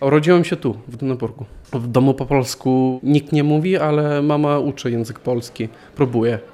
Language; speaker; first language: Polish; non-native, local second language; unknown